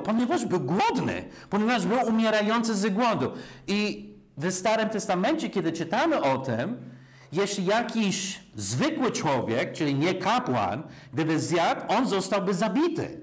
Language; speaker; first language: Polish; non-native, fluent; English